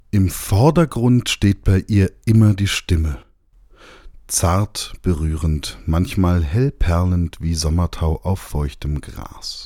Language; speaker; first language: German; native; German